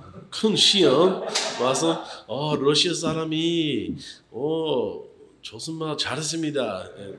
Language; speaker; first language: Korean; non-native, learner; English